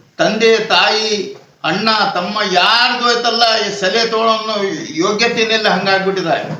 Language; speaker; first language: Kannada; non-native, local second language; Urdu